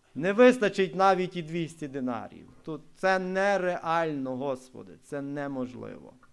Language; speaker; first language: Ukrainian; non-native, local second language; Russian